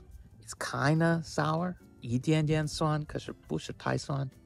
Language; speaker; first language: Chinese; non-native, fluent; English